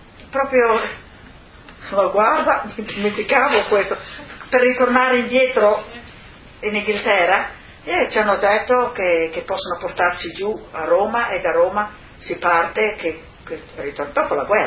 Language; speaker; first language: Italian; early bilingual, other home language; English